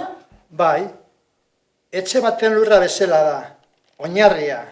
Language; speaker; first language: Basque; non-native, local second language; Spanish